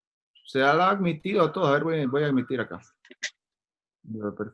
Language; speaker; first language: Spanish; native; Spanish